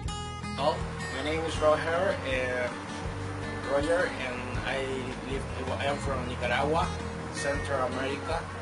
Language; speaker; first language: English; non-native, fluent; Spanish